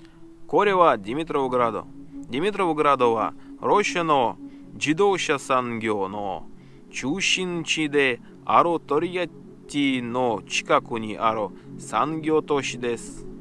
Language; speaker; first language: Japanese; non-native, learner; Russian